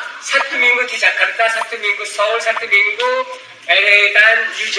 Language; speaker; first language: Indonesian; non-native, learner; Korean